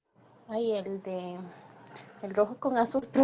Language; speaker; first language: Spanish; native; Spanish